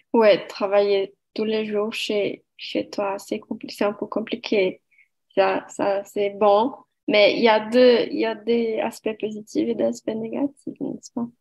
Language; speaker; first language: French; non-native, learner; Portuguese